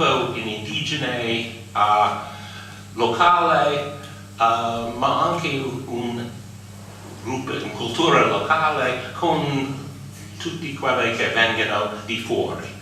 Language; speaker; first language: Italian; non-native, fluent; English